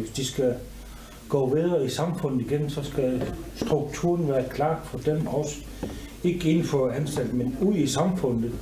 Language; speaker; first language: Danish; non-native, local second language; Kalaallisut